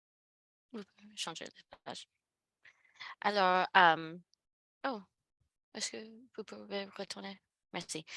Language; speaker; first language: French; non-native, learner; English